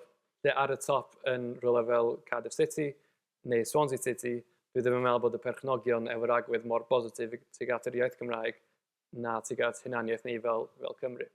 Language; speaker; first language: Welsh; native; Welsh